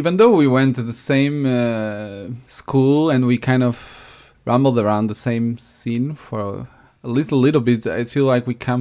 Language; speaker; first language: English; non-native, fluent; Portuguese